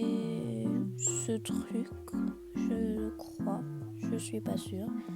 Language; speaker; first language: French; native; French